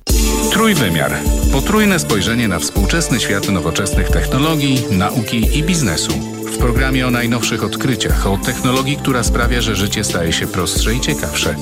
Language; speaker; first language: Polish; native; Polish